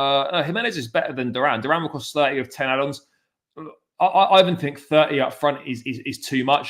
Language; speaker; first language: English; native; English